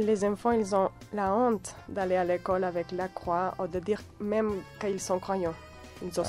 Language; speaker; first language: French; non-native, fluent; Catalan